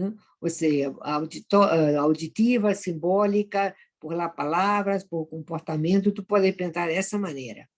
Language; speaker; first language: Spanish; non-native, fluent; Portuguese